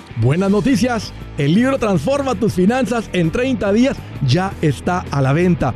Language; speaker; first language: Spanish; native; Spanish